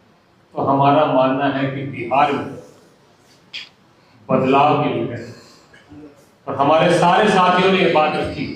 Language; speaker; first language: Hindi; native; Hindi